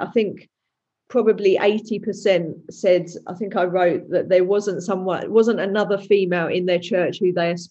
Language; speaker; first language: English; native; English